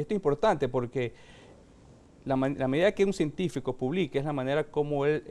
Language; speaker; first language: Spanish; native; Spanish